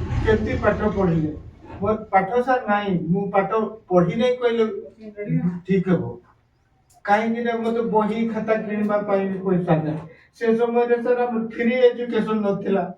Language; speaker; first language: Odia; non-native, local second language; Santali